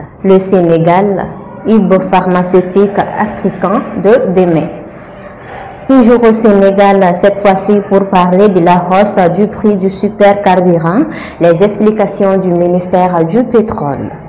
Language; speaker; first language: French; non-native, local second language; Bambara